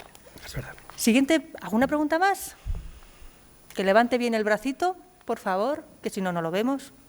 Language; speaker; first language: Spanish; native; Spanish